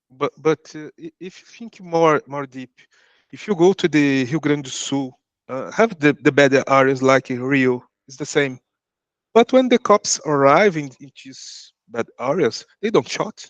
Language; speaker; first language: English; non-native, learner; Portuguese